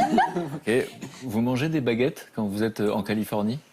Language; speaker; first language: French; native; French